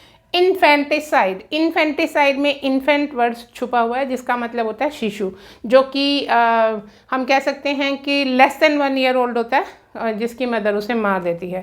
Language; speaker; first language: Hindi; native; Hindi